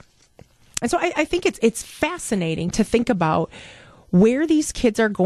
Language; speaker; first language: English; native; English